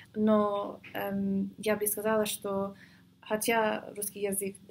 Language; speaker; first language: Russian; non-native, fluent; English